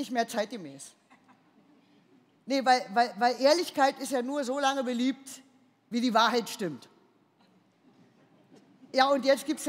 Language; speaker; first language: German; native; German